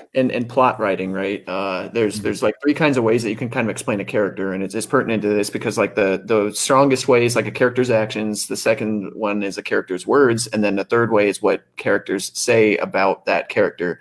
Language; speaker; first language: English; early bilingual, other home language; German